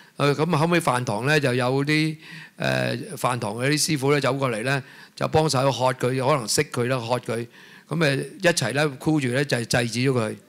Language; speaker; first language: Cantonese; native; Cantonese